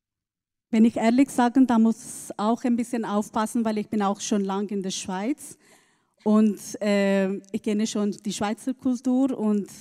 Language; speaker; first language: German; non-native, learner; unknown